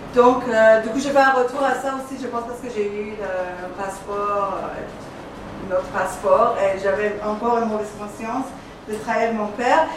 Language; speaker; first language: French; non-native, fluent; Persian